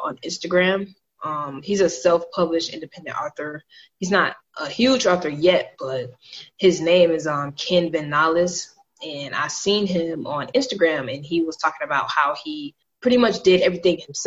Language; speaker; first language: English; native; English